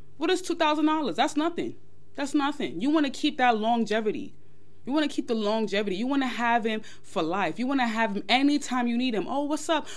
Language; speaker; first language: English; early bilingual, other home language; Yoruba